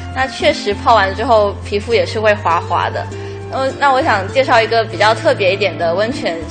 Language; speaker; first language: Chinese; native; Chinese